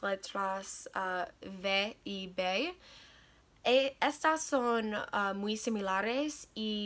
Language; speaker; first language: Spanish; non-native, learner; English